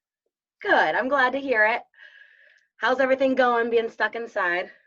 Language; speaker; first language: English; native; English